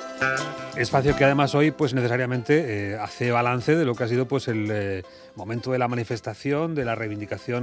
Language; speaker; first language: Spanish; native; Spanish